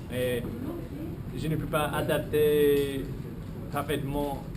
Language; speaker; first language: French; non-native, learner; English